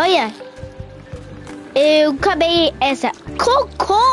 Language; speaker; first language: Portuguese; early bilingual, heritage; Portuguese